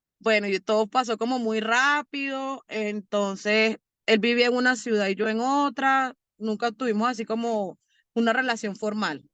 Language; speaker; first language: Spanish; native; Spanish